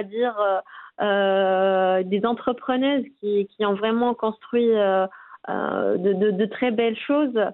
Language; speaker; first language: French; non-native, local second language; Arabic